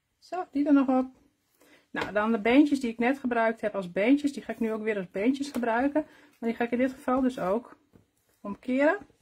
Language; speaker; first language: Dutch; native; Dutch